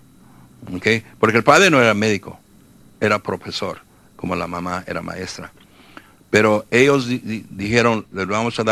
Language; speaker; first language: Spanish; early bilingual, heritage; Spanish